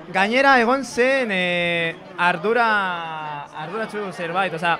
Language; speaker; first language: Basque; non-native, local second language; Spanish